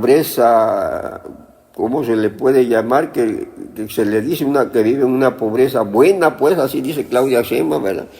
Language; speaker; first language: Spanish; native; Spanish